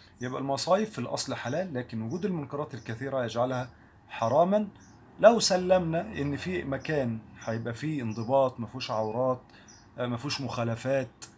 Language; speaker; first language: Arabic; native; Arabic